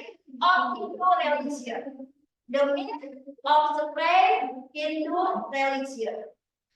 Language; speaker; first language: English; non-native, learner; Indonesian